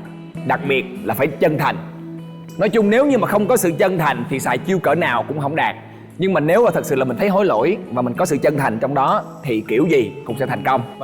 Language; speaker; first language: Vietnamese; native; Vietnamese